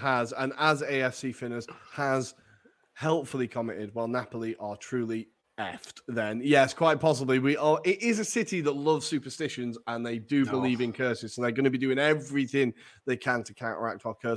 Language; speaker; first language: English; native; English